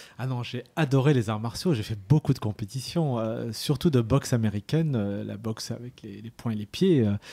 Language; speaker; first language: French; early bilingual, other home language; Arabic